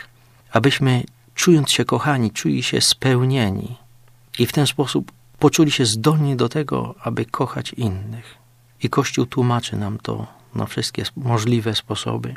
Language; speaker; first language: Polish; native; Polish